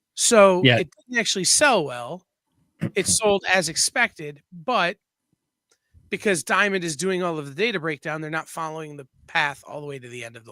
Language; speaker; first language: English; native; English